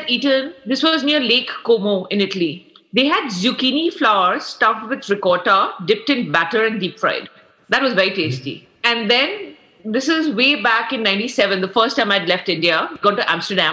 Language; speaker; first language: English; non-native, local second language; Hindi